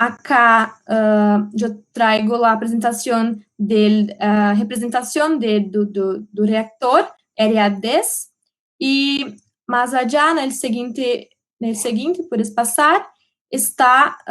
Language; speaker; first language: Spanish; non-native, fluent; Portuguese